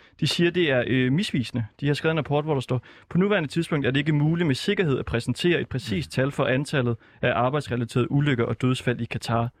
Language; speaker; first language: Danish; native; Danish